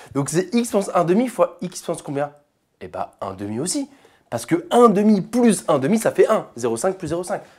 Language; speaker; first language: French; native; French